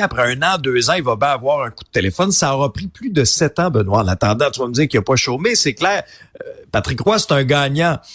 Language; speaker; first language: French; native; French